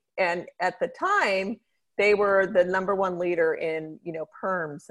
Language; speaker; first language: English; native; English